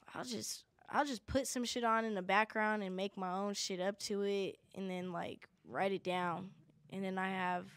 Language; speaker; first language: English; native; English